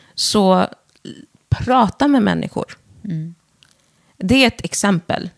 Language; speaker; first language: Swedish; early bilingual, other home language; Wolof